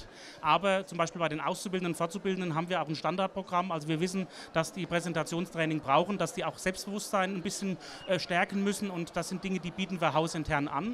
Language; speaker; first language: German; native; German